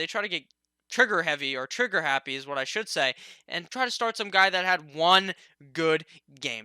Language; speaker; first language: English; native; English